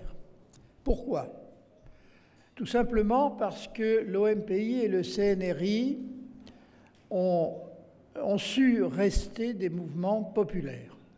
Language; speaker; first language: French; native; French